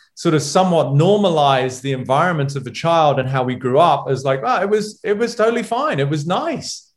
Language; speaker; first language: English; native; English